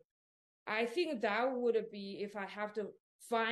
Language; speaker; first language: English; non-native, fluent; Chinese